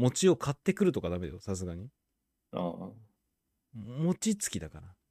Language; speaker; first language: Japanese; native; Japanese